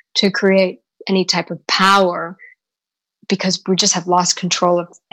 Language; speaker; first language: English; native; English